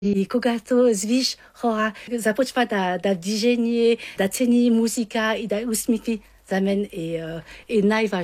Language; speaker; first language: Bulgarian; non-native, learner; French